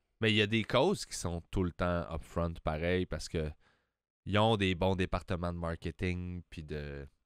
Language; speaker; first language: French; native; French